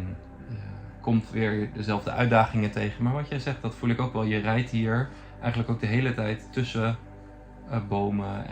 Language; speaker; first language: Dutch; native; Dutch